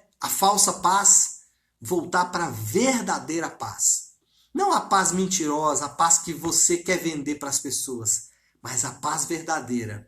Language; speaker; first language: Portuguese; native; Portuguese